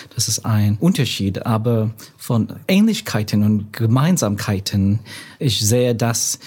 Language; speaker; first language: German; non-native, learner; English